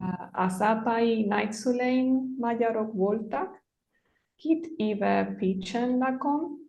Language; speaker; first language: Hungarian; non-native, learner; Spanish